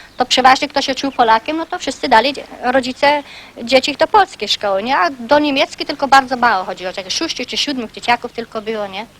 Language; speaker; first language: Polish; native; Polish